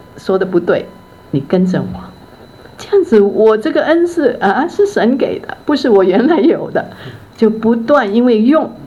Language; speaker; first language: Chinese; non-native, local second language; Cantonese